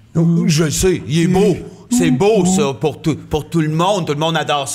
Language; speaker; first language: French; native; French